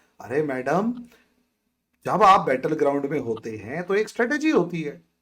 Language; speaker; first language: Hindi; native; Hindi